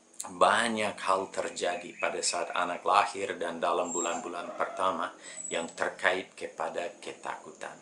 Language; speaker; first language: Indonesian; non-native, fluent; English